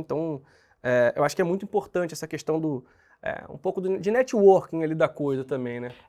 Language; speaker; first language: Portuguese; native; Portuguese